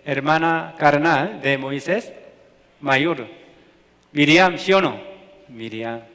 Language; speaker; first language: Spanish; non-native, fluent; Korean